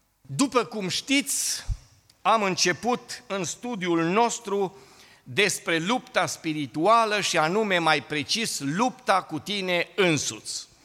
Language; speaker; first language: Romanian; native; Romanian